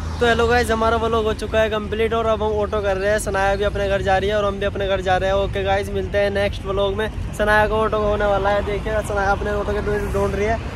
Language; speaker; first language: Hindi; native; Hindi